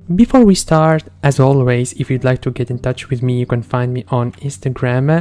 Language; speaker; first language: English; non-native, fluent; Arabic